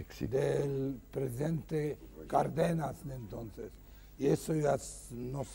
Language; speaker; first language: Spanish; non-native, fluent; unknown